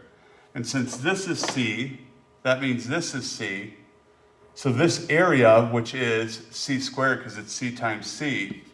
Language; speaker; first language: English; native; English